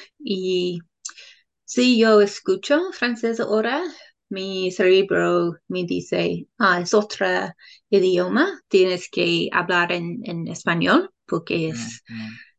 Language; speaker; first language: Spanish; non-native, learner; English